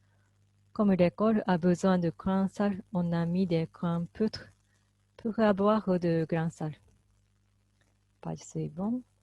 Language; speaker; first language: French; non-native, fluent; Japanese